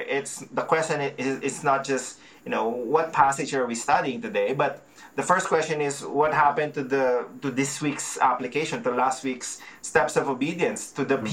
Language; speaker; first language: English; non-native, local second language; Filipino